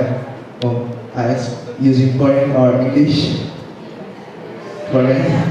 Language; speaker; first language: English; non-native, learner; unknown